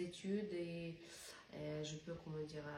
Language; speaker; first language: French; non-native, learner; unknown